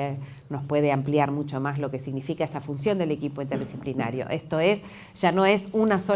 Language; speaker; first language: Spanish; native; Spanish